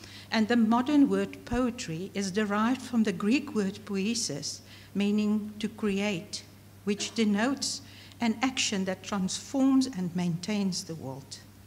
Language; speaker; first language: English; non-native, local second language; Afrikaans